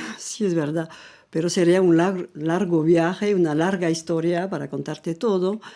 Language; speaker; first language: Spanish; non-native, fluent; French